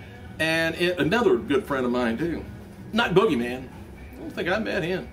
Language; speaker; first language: English; native; English